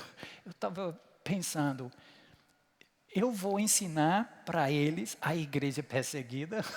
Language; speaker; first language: Portuguese; non-native, fluent; English